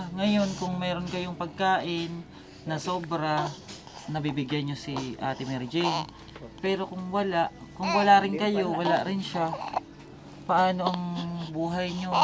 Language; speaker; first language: Filipino; native; Filipino